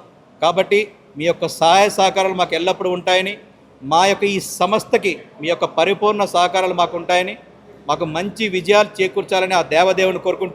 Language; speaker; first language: Telugu; native; Telugu